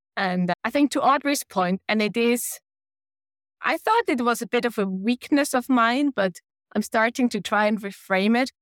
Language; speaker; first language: English; non-native, fluent; German